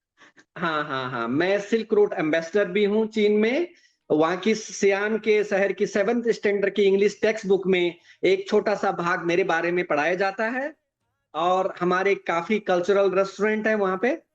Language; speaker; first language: Hindi; native; Hindi